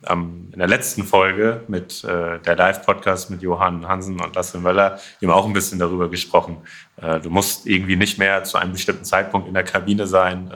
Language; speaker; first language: German; native; German